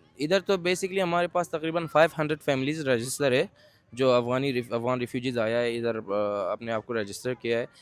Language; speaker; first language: Urdu; non-native, fluent; Persian